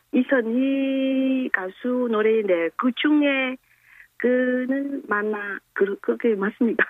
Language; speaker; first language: Korean; non-native, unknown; Vietnamese